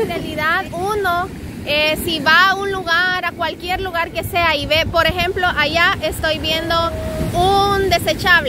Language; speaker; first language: Spanish; native; Spanish